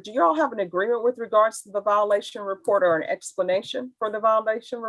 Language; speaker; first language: English; native; English